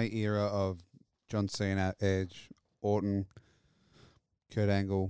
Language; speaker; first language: English; native; English